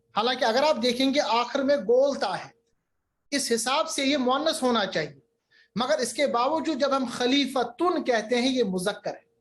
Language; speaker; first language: Urdu; native; Urdu